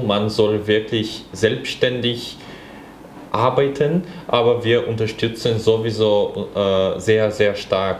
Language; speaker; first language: German; non-native, fluent; Bulgarian